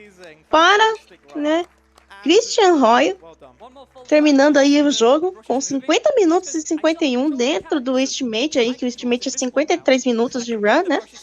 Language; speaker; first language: Portuguese; native; Portuguese